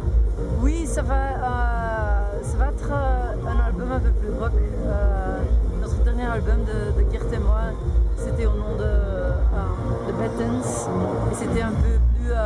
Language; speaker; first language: French; non-native, local second language; Dutch